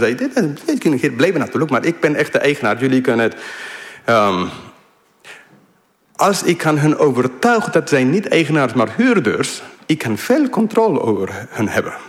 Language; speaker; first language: Dutch; non-native, fluent; English